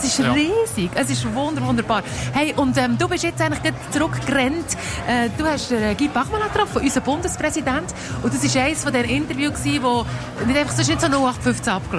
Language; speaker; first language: German; native; German